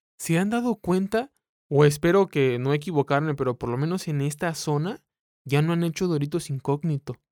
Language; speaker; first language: Spanish; native; Spanish